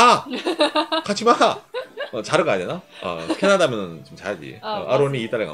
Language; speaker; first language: Korean; native; Korean